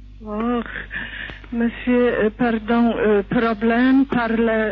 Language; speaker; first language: French; non-native, learner; Polish